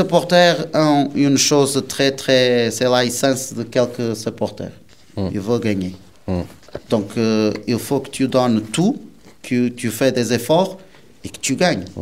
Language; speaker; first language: French; non-native, learner; Portuguese